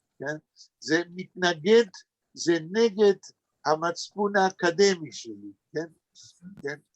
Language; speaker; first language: Hebrew; native; Hebrew